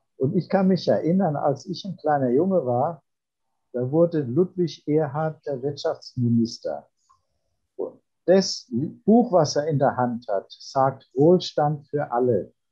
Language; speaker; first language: German; native; German